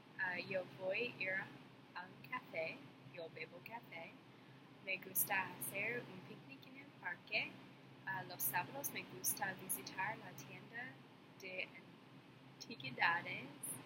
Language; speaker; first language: Spanish; non-native, learner; English